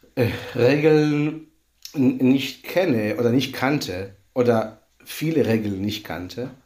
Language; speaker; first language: German; non-native, fluent; Hebrew